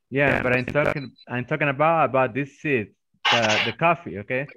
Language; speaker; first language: English; non-native, fluent; Spanish